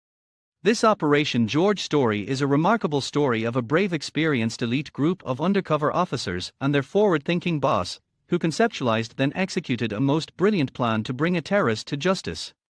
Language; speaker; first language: English; native; English